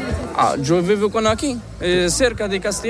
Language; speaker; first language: Spanish; non-native, learner; Arabic